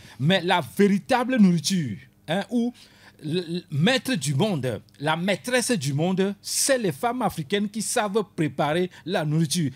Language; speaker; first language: French; non-native, local second language; Ewe